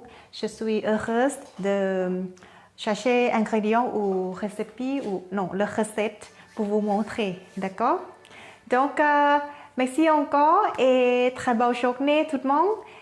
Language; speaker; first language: French; non-native, learner; Thai